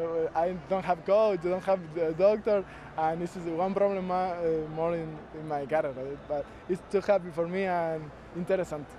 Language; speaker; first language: English; non-native, learner; Spanish